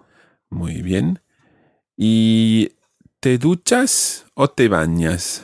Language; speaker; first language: Spanish; non-native, fluent; English